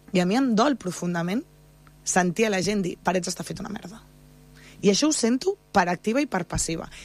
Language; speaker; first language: Catalan; native; Catalan